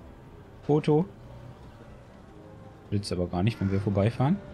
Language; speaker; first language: German; native; German